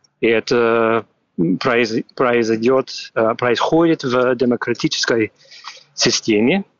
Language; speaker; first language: Russian; non-native, fluent; English